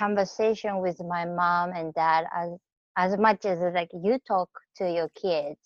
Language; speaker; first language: English; non-native, fluent; Japanese